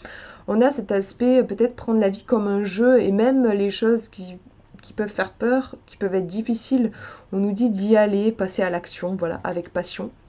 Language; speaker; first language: French; native; French